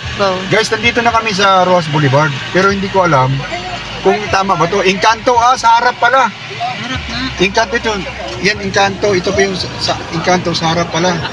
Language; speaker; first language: Filipino; native; Filipino